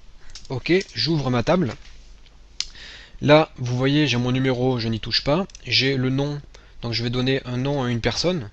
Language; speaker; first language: French; native; French